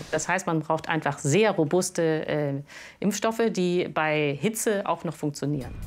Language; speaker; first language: German; native; German